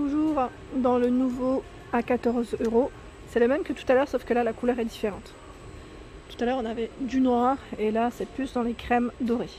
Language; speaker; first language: French; native; French